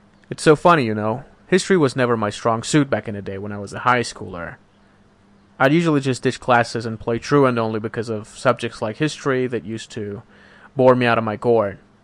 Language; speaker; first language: English; non-native, fluent; Persian